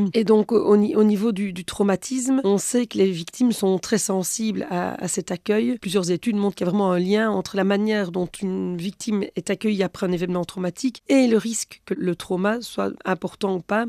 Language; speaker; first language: French; native; French